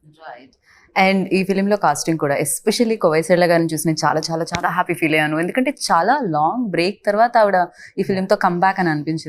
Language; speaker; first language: Telugu; native; Telugu